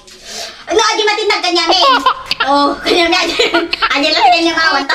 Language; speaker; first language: Filipino; native; Filipino